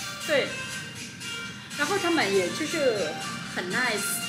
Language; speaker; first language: Chinese; non-native, fluent; Vietnamese